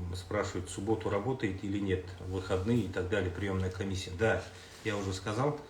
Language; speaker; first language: Russian; non-native, local second language; Kazakh